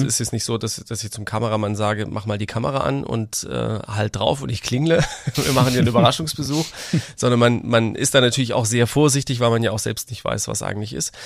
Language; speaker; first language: German; native; German